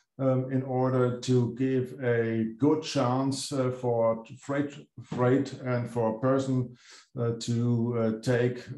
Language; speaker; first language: English; non-native, fluent; German